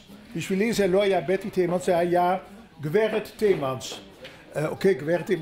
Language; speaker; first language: Hebrew; non-native, fluent; Dutch